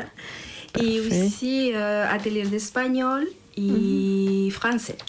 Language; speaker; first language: French; non-native, learner; Spanish